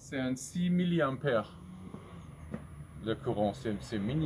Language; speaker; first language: French; non-native, fluent; German